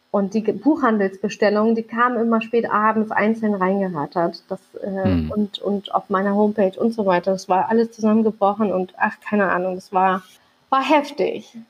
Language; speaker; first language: German; early bilingual, other home language; Turkish